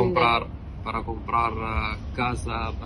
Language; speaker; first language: Spanish; non-native, learner; Arabic